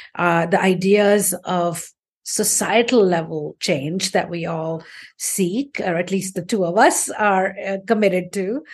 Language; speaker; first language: English; non-native, local second language; Hindi